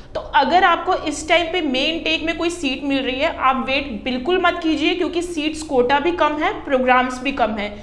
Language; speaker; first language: Hindi; non-native, local second language; Punjabi